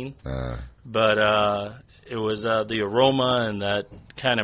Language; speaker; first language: English; native; English